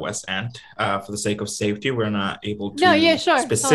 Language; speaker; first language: English; non-native, fluent; Spanish